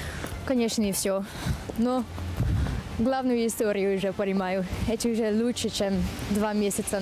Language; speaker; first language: Russian; non-native, learner; Dutch